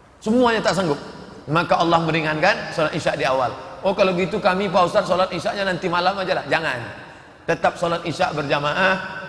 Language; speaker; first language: Indonesian; native; Indonesian